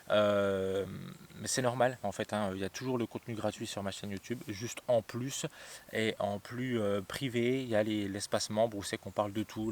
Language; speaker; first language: French; native; French